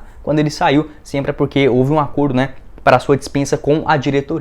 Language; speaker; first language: Portuguese; native; Portuguese